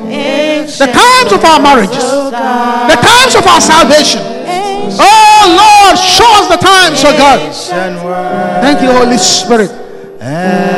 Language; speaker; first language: English; non-native, local second language; Akan